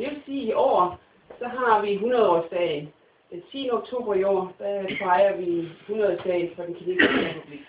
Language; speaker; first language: Danish; non-native, fluent; English